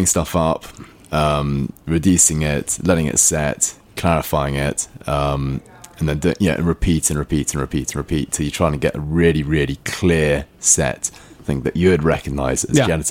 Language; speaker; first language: English; native; English